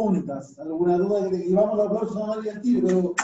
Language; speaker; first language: Spanish; native; Spanish